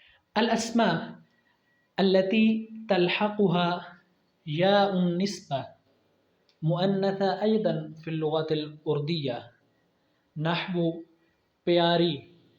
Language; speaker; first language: Arabic; non-native, fluent; Urdu